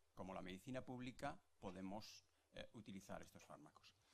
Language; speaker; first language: Spanish; native; Spanish